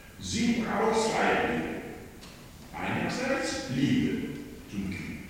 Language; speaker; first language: German; non-native, fluent; Polish